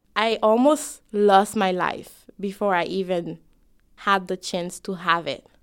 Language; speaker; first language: English; non-native, fluent; Haitian Creole